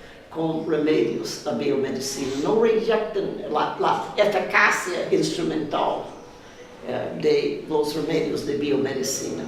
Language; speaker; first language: Spanish; non-native, fluent; English